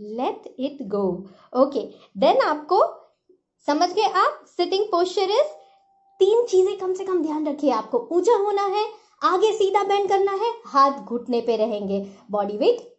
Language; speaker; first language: Hindi; non-native, local second language; Marathi